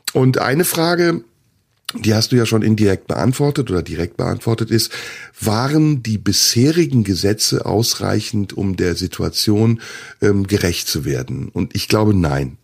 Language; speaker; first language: German; early bilingual, other home language; Turkish